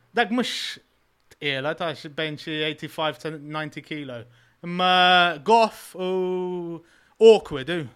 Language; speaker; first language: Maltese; early bilingual, heritage; Maltese